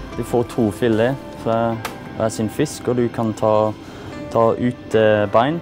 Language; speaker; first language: Norwegian; non-native, fluent; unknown